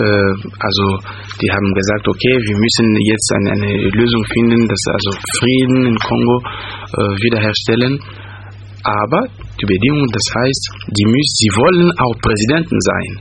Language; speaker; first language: German; non-native, fluent; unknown